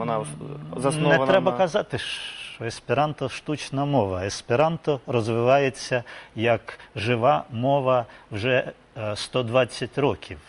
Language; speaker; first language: Ukrainian; non-native, local second language; Russian